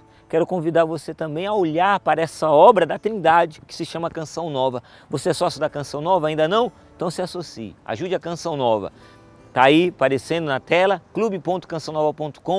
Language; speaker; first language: Portuguese; native; Portuguese